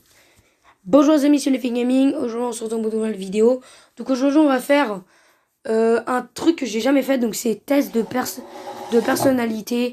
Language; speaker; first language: French; native; French